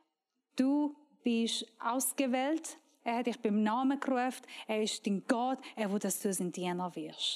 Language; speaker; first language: German; non-native, learner; Persian